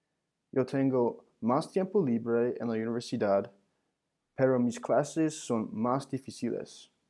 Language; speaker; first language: Spanish; non-native, learner; English